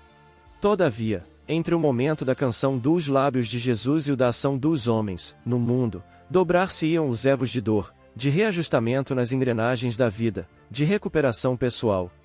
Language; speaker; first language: Portuguese; native; Portuguese